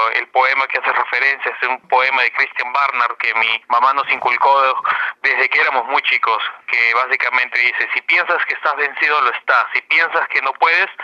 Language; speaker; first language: Spanish; native; Spanish